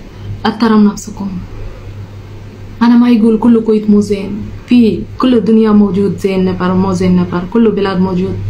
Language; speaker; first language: Arabic; non-native, learner; Telugu